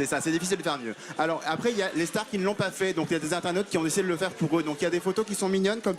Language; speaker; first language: French; native; French